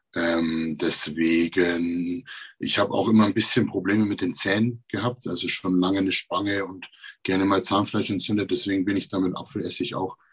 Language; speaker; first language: German; native; German